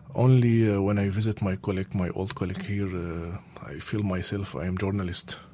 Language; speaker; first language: English; non-native, learner; Arabic